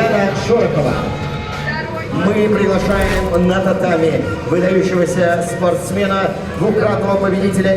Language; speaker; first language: Russian; native; Russian